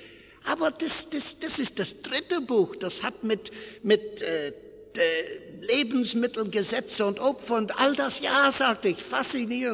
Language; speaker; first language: German; non-native, fluent; English